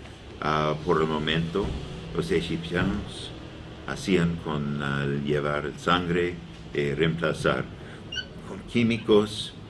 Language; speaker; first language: Spanish; non-native, learner; English